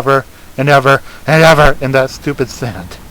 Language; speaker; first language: English; native; English